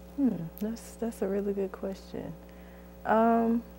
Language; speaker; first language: English; native; English